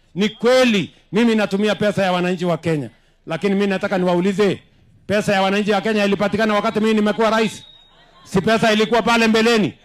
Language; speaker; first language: Swahili; non-native, local second language; Kalenjin